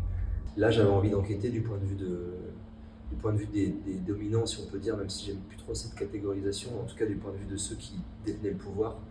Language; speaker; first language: French; native; French